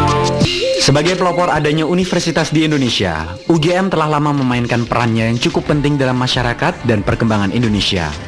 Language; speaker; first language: Indonesian; native; Indonesian